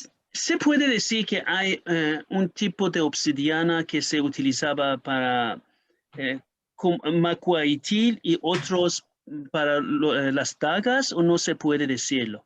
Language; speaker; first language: Spanish; non-native, learner; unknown